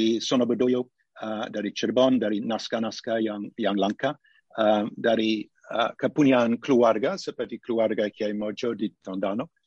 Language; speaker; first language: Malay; non-native, fluent; English